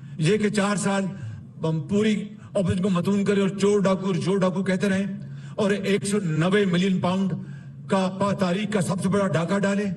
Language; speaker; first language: Urdu; non-native, local second language; Punjabi